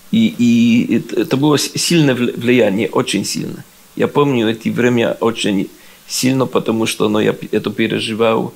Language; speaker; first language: Russian; non-native, learner; Polish